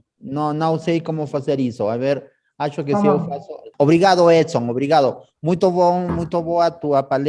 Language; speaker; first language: Portuguese; non-native, learner; Spanish